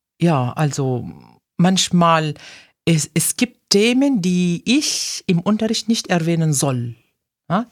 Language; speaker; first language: German; non-native, fluent; Arabic